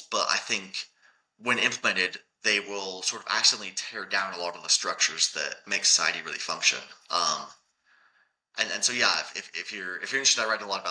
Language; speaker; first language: English; native; English